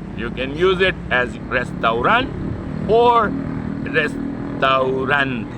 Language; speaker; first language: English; non-native, fluent; Urdu